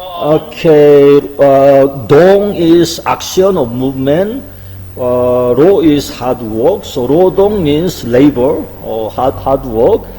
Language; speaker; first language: English; non-native, fluent; Korean